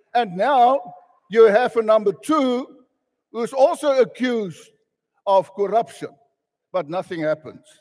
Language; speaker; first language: English; non-native, local second language; Afrikaans